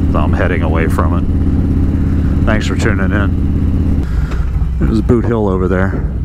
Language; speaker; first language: English; native; English